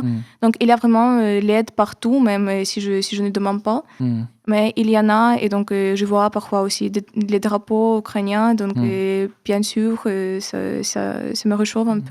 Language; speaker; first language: French; non-native, fluent; Ukrainian